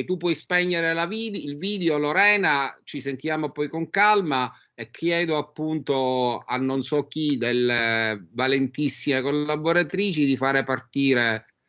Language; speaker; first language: Italian; native; Italian